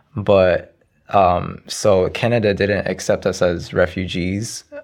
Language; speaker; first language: English; early bilingual, other home language; Arabic